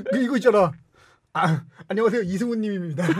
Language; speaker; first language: Korean; native; Korean